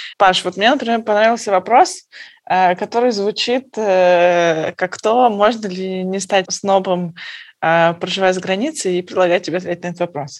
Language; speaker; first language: Russian; native; Russian